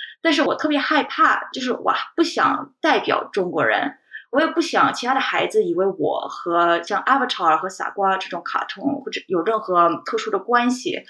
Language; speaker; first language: Chinese; early bilingual, heritage; Chinese